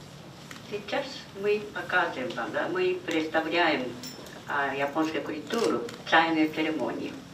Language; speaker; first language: Russian; non-native, fluent; Japanese